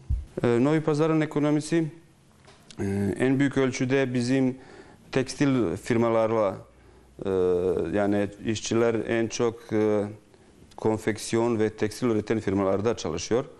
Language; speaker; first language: Turkish; non-native, fluent; Bosnian